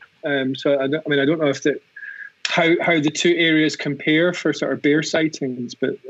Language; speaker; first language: English; native; English